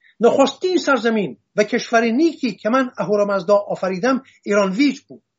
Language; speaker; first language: Persian; non-native, local second language; Assyrian Neo-Aramaic